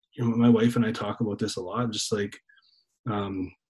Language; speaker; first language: English; native; English